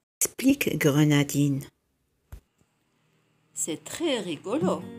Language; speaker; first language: French; native; French